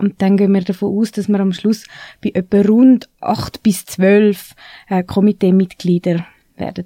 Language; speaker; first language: German; native; German